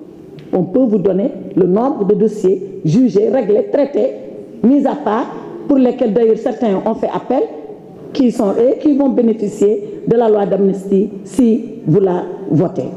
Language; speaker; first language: French; non-native, local second language; Wolof